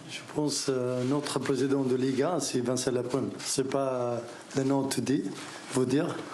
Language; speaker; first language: French; non-native, learner; Arabic